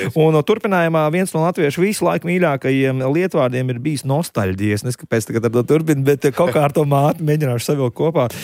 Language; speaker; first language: Latvian; native; Latvian